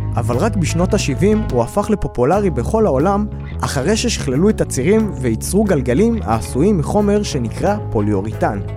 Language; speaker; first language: Hebrew; native; Hebrew